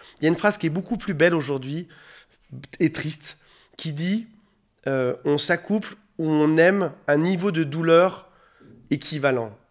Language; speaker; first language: French; native; French